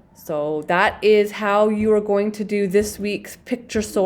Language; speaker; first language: English; native; English